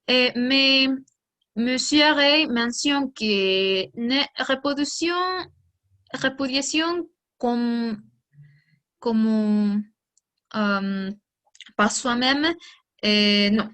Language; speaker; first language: French; non-native, learner; Spanish